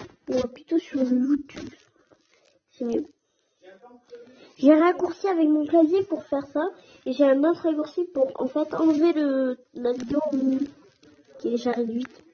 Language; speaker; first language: French; native; French